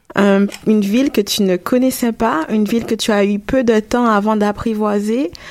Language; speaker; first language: French; native; French